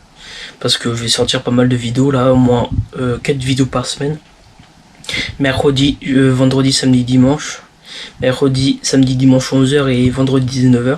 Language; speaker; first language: French; native; French